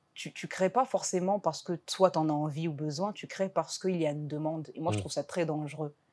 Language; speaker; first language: French; native; French